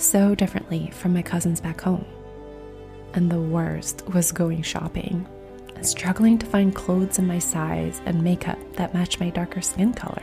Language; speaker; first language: English; non-native, fluent; Korean